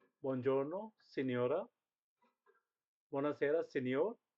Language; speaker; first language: Italian; non-native, fluent; Hindi